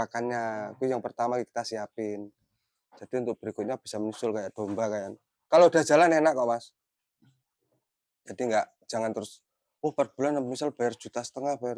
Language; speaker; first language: Indonesian; non-native, local second language; Javanese